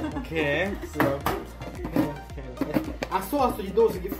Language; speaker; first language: German; native; German